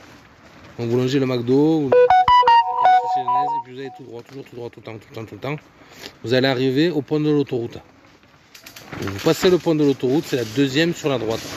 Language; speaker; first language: French; native; French